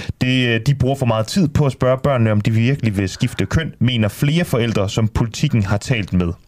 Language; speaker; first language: Danish; native; Danish